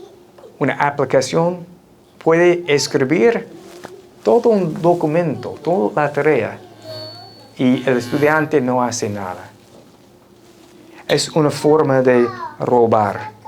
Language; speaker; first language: Spanish; non-native, fluent; English